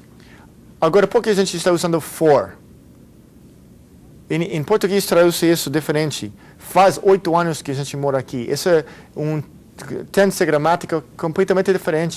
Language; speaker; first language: Portuguese; non-native, fluent; Spanish